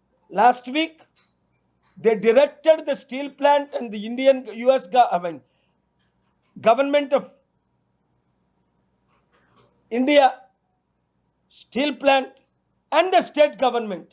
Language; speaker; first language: English; non-native, local second language; Telugu